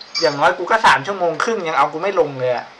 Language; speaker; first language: Thai; native; Thai